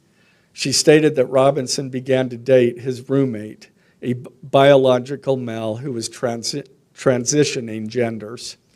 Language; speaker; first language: English; native; English